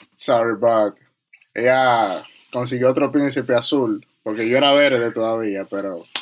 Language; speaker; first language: English; non-native, learner; Spanish